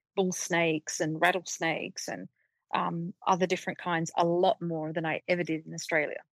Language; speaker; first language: English; native; English